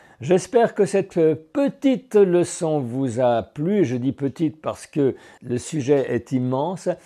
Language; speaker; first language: French; native; French